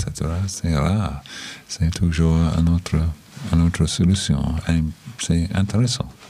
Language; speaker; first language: French; non-native, learner; English